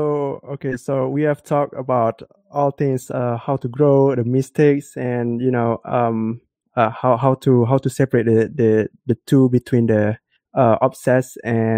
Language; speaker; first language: English; non-native, local second language; Malay